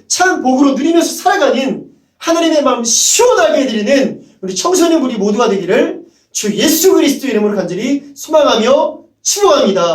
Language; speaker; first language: Korean; native; Korean